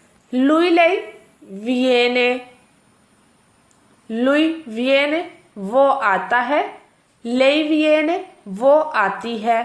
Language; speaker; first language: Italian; non-native, fluent; Urdu